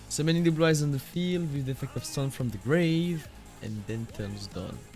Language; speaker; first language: English; non-native, fluent; French